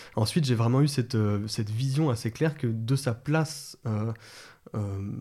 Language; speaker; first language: French; native; French